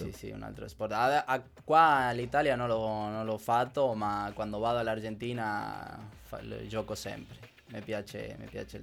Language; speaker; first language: Italian; non-native, learner; Spanish